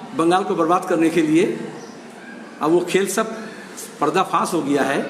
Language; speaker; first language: Hindi; non-native, local second language; Bangla